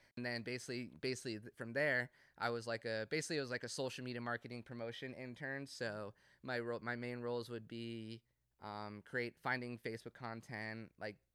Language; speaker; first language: English; native; English